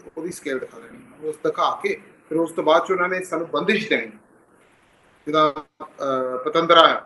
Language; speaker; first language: Punjabi; early bilingual, heritage; Punjabi